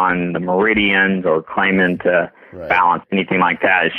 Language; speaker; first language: English; native; English